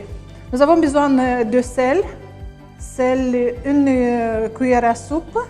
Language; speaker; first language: French; non-native, learner; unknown